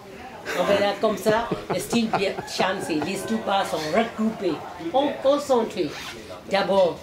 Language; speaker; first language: French; non-native, local second language; Burmese